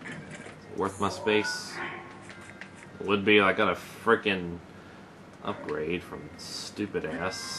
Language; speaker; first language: English; native; English